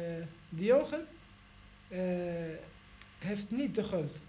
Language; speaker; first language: Dutch; non-native, learner; Arabic